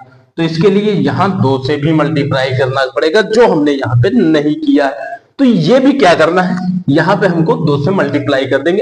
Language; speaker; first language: Hindi; native; Hindi